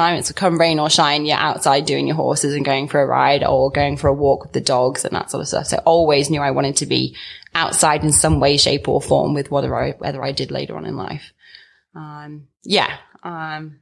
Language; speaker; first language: English; native; English